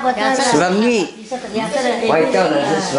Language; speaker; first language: Chinese; non-native, local second language; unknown